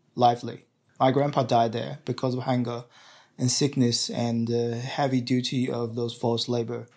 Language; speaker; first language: English; non-native, fluent; Chinese